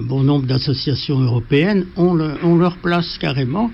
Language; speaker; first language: French; native; French